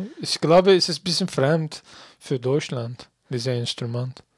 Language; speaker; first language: German; non-native, learner; Kurdish